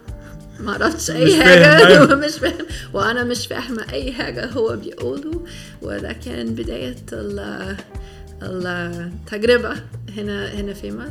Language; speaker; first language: Arabic; non-native, fluent; English